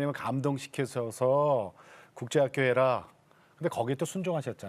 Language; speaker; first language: Korean; native; Korean